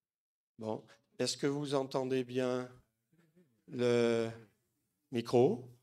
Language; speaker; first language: French; native; French